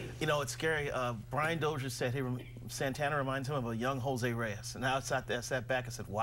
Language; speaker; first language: English; native; English